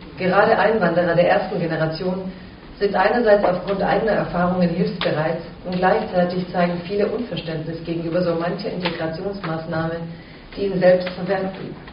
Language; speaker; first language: German; early bilingual, other home language; Croatian